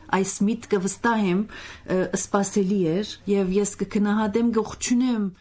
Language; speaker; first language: Armenian; early bilingual, heritage; Armenian